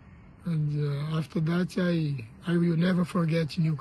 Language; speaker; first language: English; non-native, learner; Portuguese